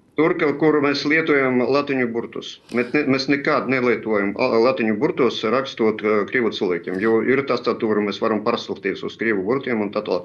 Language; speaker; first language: Latvian; non-native, local second language; Russian